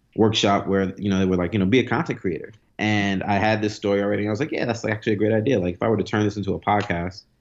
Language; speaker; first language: English; native; English